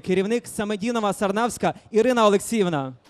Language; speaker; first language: Ukrainian; native; Ukrainian